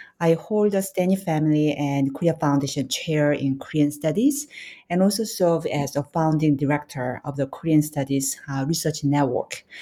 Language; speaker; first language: English; non-native, fluent; Korean